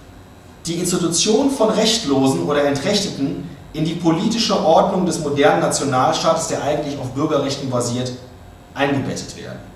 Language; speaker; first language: German; native; German